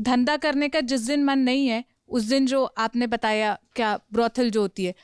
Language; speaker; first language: Hindi; native; Hindi